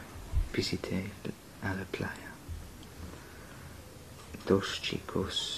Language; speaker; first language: Spanish; non-native, learner; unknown